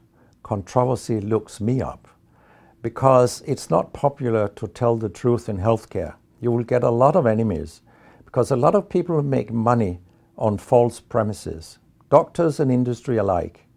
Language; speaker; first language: English; non-native, fluent; Danish